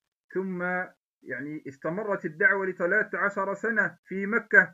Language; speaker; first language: Arabic; native; Arabic